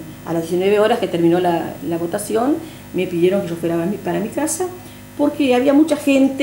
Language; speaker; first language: Spanish; native; Spanish